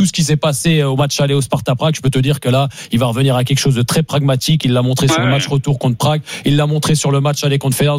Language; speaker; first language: French; native; French